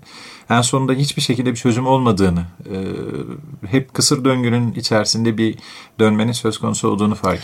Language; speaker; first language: Turkish; native; Turkish